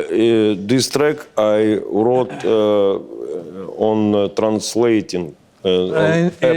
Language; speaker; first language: English; non-native, learner; Russian